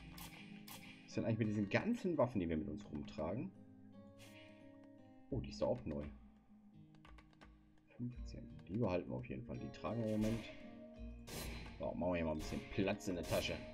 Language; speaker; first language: German; native; German